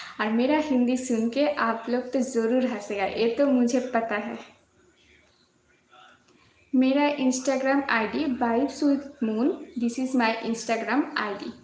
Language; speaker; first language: Hindi; non-native, local second language; Bangla